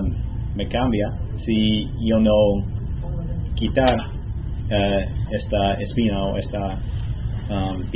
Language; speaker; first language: Spanish; non-native, learner; English